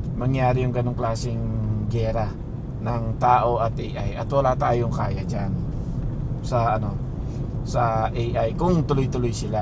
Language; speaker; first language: Filipino; non-native, local second language; Pampanga